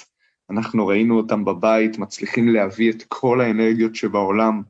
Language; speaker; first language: Hebrew; native; Hebrew